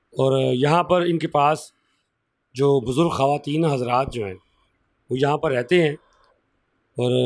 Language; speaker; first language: Urdu; non-native, local second language; Punjabi